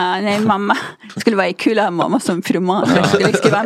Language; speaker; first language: Swedish; non-native, fluent; Persian